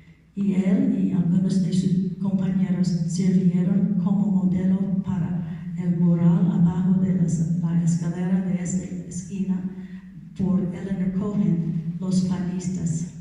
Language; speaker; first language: Spanish; non-native, learner; English